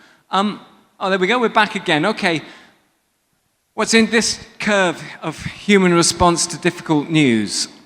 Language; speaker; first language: English; native; English